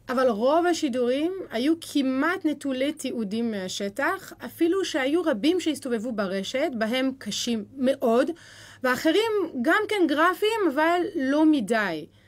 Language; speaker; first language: Hebrew; native; Hebrew